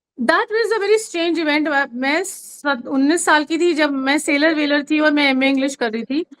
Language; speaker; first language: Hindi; native; Hindi